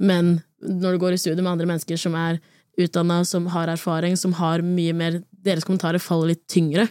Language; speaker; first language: Norwegian; early bilingual, other home language; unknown